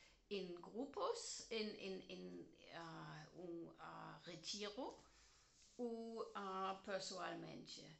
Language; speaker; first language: Portuguese; non-native, learner; German